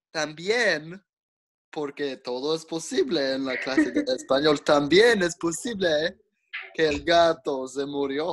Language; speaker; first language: Spanish; non-native, learner; English